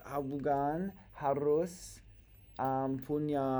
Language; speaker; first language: Indonesian; non-native, learner; English